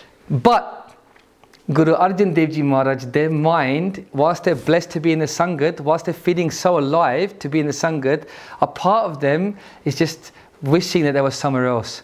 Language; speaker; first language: English; native; English